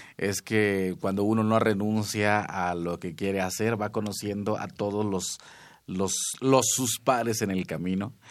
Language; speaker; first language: Spanish; non-native, local second language; Nahuatl languages